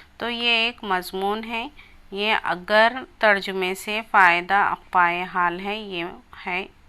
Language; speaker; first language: Urdu; native; Urdu